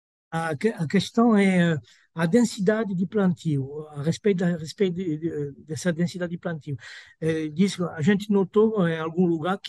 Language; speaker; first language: Portuguese; non-native, fluent; French